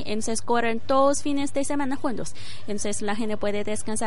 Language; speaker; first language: Spanish; non-native, learner; Chinese